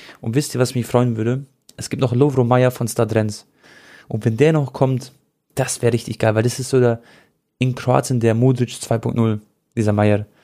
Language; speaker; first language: German; early bilingual, other home language; Croatian